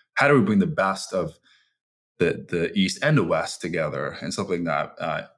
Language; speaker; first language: English; early bilingual, other home language; Chinese